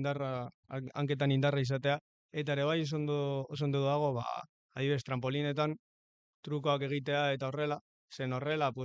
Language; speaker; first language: Basque; non-native, local second language; Spanish